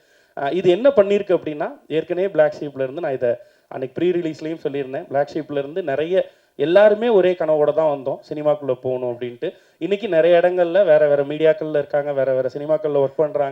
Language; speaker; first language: Tamil; native; Tamil